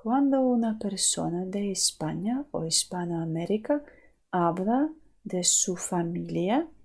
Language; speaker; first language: Spanish; non-native, fluent; Ukrainian